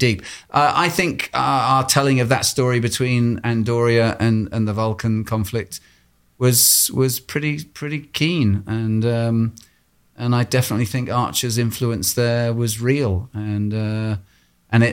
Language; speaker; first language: English; native; English